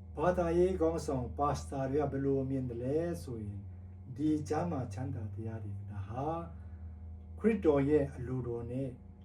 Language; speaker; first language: Burmese; non-native, local second language; Tedim Chin